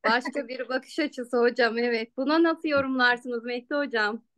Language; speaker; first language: Turkish; native; Turkish